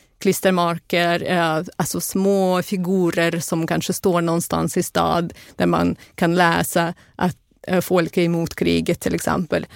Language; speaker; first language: Swedish; non-native, fluent; Russian